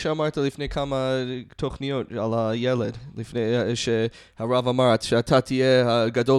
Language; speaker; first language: Hebrew; non-native, fluent; English